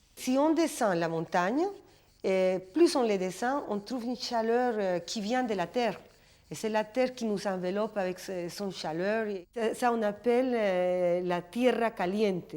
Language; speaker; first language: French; non-native, fluent; Spanish